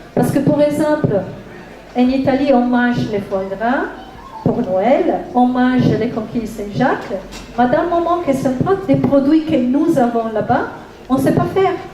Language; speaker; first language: French; non-native, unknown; Italian